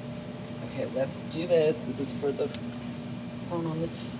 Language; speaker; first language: English; native; English